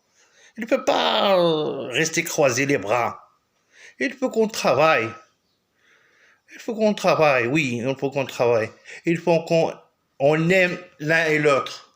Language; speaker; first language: French; non-native, local second language; Arabic